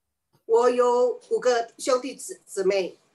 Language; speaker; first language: Chinese; early bilingual, heritage; Chinese